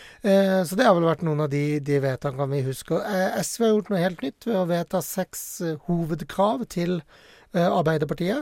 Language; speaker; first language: Norwegian; native; Norwegian